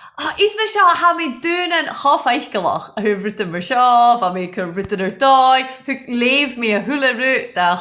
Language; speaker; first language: Irish; non-native, local second language; English